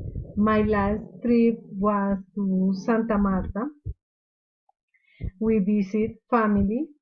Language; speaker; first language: English; non-native, learner; Spanish